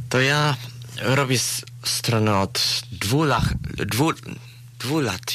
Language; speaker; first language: Polish; early bilingual, heritage; Polish